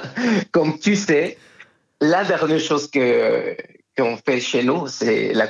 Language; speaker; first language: French; non-native, fluent; Spanish